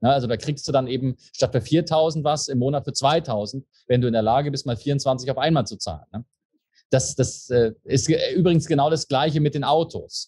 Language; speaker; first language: German; native; German